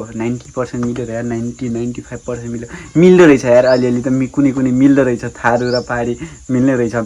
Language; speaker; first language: Nepali; non-native, local second language; Rana Tharu